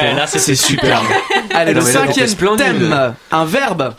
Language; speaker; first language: French; native; French